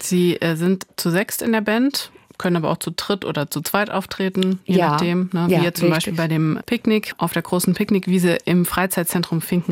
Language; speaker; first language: German; native; German